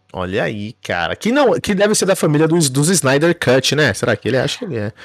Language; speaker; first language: Portuguese; early bilingual, heritage; Portuguese